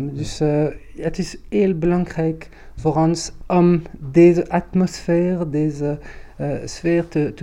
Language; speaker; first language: Dutch; non-native, local second language; French